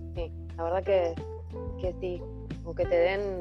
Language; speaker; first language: Spanish; native; Spanish